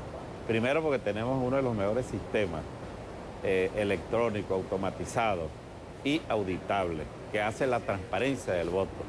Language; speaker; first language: Spanish; native; Spanish